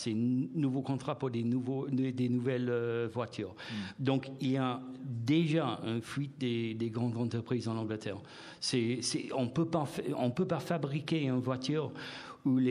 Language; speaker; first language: French; non-native, fluent; English